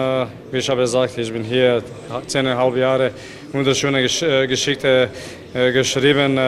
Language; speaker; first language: German; non-native, fluent; Croatian